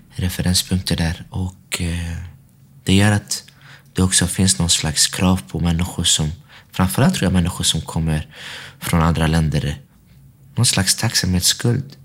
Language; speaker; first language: Swedish; early bilingual, other home language; Arabic